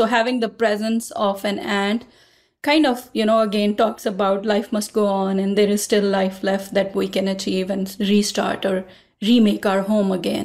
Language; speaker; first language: English; non-native, local second language; Urdu